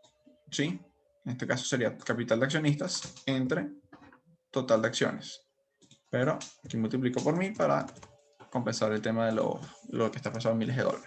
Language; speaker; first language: Spanish; native; Spanish